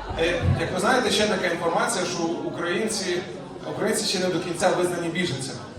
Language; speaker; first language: Ukrainian; native; Ukrainian